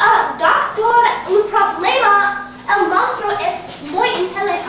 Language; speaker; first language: Spanish; non-native, learner; English